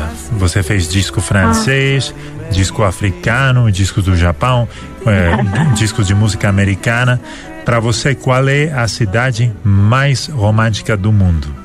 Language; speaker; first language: Portuguese; non-native, fluent; Spanish